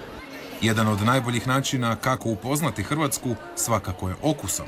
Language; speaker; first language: Serbian; native; Serbian